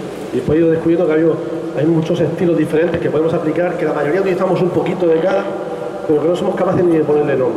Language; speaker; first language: Spanish; native; Spanish